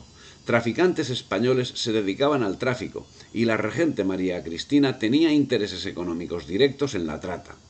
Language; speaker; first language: Spanish; native; Spanish